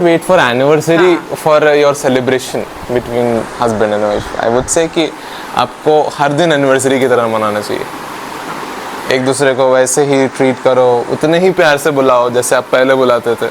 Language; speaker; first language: Hindi; native; Hindi